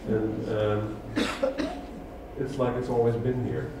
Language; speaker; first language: English; non-native, fluent; Dutch